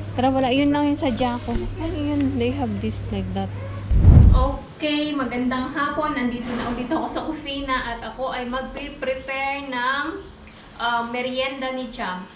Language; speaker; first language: Filipino; native; Filipino